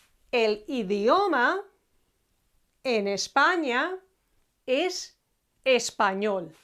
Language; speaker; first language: Spanish; non-native, fluent; Croatian